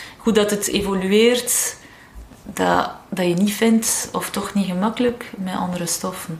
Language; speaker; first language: Dutch; non-native, local second language; French